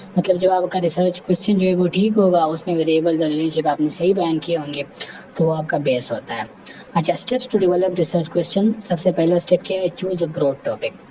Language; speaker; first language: Urdu; non-native, local second language; Pashto